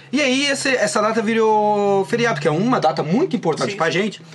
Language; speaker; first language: Portuguese; non-native, fluent; French